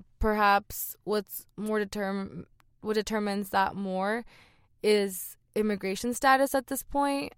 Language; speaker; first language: English; early bilingual, other home language; Spanish